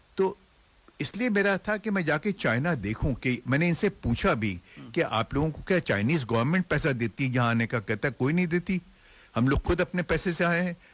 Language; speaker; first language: Hindi; native; Hindi